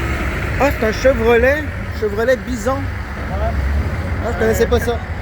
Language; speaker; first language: French; native; French